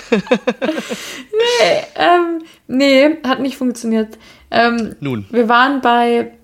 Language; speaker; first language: German; native; German